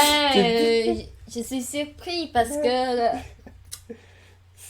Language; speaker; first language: French; non-native, learner; Khmer